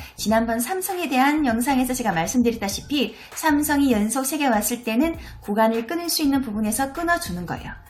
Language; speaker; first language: Korean; early bilingual, heritage; Korean